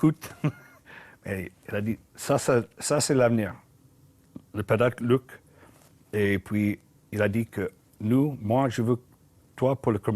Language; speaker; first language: French; non-native, learner; English